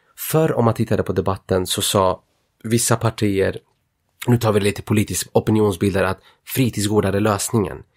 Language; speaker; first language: Swedish; native; Swedish